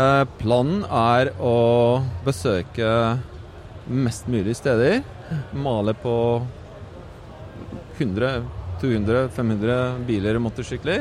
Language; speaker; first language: Norwegian; non-native, fluent; Polish